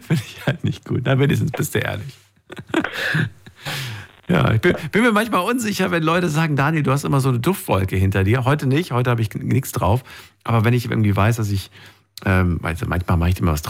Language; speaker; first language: German; native; German